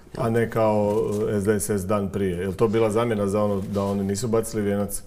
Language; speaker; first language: Croatian; native; Croatian